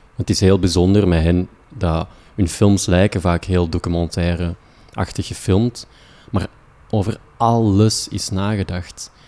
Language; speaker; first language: Dutch; native; Dutch